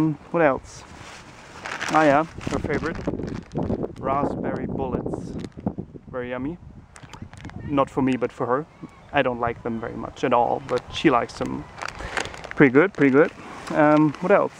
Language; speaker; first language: English; non-native, fluent; German